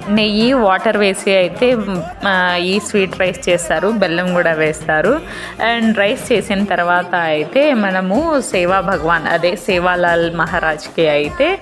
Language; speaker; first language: Telugu; non-native, local second language; Lambadi